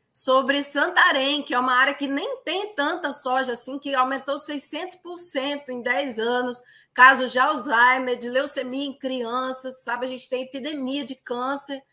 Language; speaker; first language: Portuguese; native; Portuguese